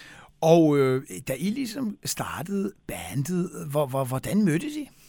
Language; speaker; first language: Danish; native; Danish